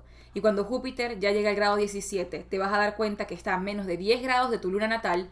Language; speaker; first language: Spanish; native; Spanish